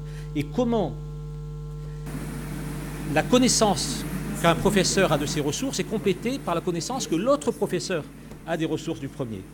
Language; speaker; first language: French; native; French